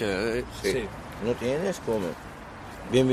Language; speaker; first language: Spanish; non-native, learner; Arabic